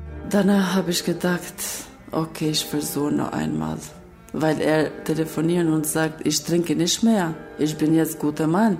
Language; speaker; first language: German; non-native, learner; Albanian